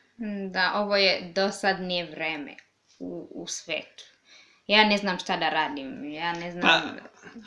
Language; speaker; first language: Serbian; non-native, learner; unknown